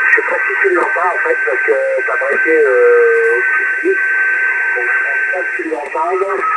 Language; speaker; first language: French; native; French